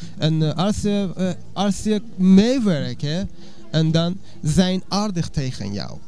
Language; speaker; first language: Dutch; non-native, learner; Persian